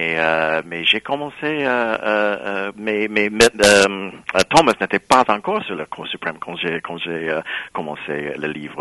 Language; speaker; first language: French; non-native, fluent; English